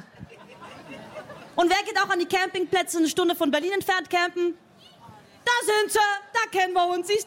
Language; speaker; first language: German; native; German